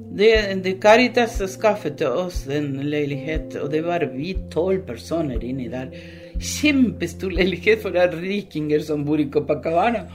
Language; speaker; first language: Norwegian; non-native, fluent; Spanish